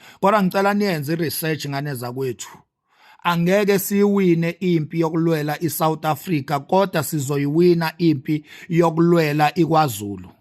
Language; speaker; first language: Zulu; native; Zulu